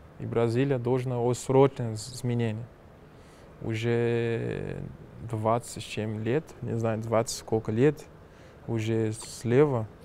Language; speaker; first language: Russian; non-native, fluent; Portuguese